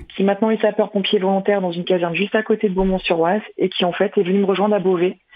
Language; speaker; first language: French; native; French